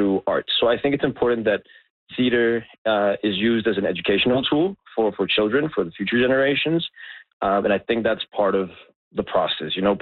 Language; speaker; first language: English; non-native, fluent; Spanish